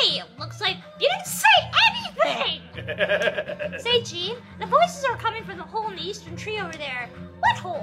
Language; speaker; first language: English; native; English